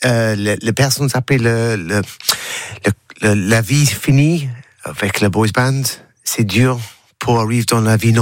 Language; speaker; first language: French; non-native, learner; English